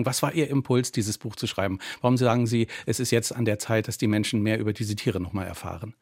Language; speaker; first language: German; native; German